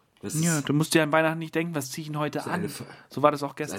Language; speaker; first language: German; native; German